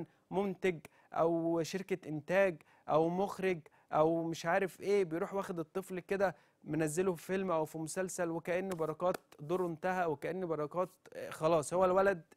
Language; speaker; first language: Arabic; native; Arabic